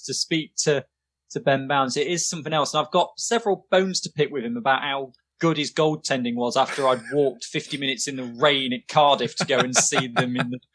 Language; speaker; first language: English; native; English